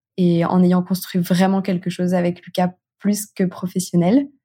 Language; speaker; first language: French; native; French